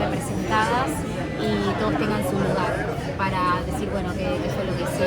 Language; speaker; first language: Spanish; native; Spanish